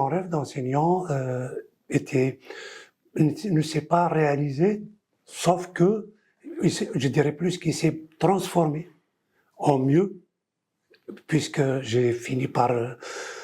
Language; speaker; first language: French; non-native, local second language; Kabyle